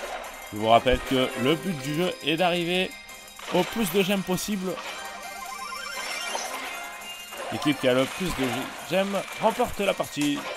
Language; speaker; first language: French; native; French